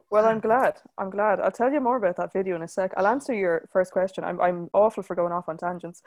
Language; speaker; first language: English; native; English